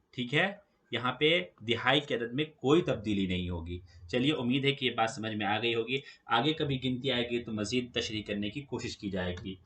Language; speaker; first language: Urdu; native; Urdu